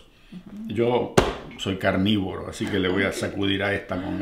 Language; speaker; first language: Spanish; native; Spanish